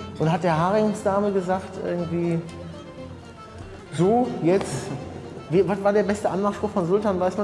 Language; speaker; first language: German; native; German